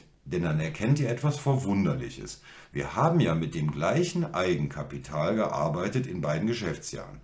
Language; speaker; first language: German; native; German